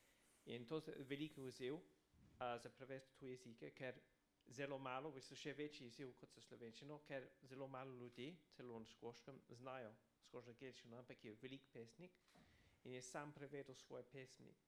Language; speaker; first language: Slovenian; non-native, fluent; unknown